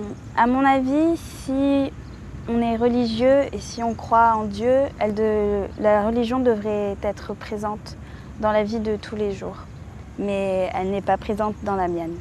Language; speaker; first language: French; early bilingual, other home language; English